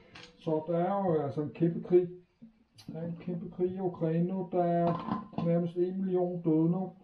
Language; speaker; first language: Danish; non-native, fluent; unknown